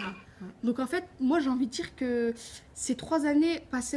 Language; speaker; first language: French; native; French